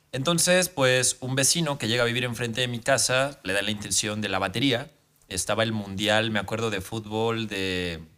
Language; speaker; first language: Spanish; native; Spanish